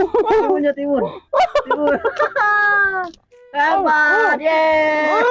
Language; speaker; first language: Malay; non-native, local second language; Sundanese